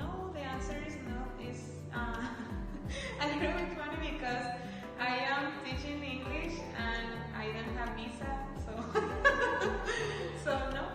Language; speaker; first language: English; non-native, fluent; Spanish